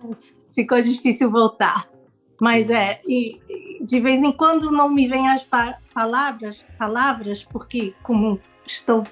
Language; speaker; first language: Portuguese; non-native, local second language; Spanish